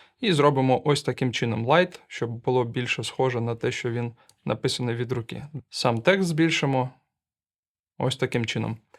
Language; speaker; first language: Ukrainian; non-native, local second language; Russian